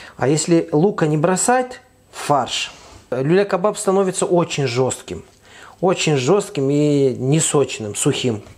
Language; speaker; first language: Russian; non-native, fluent; Azerbaijani